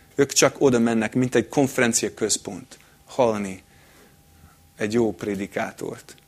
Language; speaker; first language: Hungarian; non-native, fluent; English